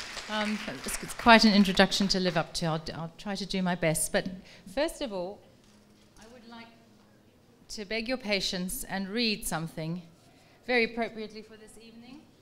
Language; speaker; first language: English; non-native, local second language; Dutch